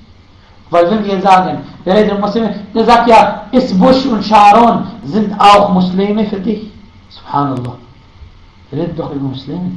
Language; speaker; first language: German; non-native, fluent; Arabic